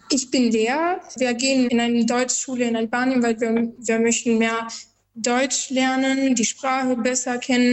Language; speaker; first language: German; non-native, learner; Albanian